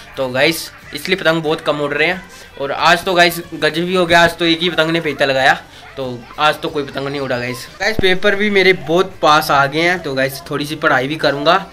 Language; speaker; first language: Hindi; non-native, local second language; Punjabi